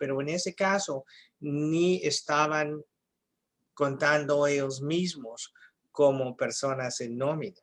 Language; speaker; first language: Spanish; early bilingual, heritage; English